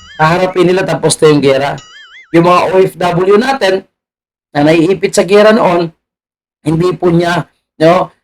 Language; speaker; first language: Filipino; native; Filipino